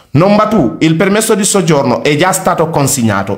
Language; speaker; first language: Italian; non-native, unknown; Mandingo